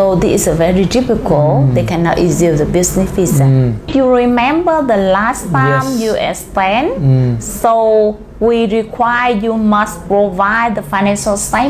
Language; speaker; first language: English; non-native, learner; Vietnamese